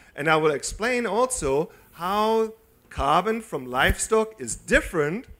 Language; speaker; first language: English; non-native, fluent; German